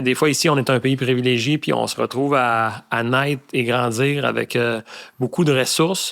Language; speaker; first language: French; native; French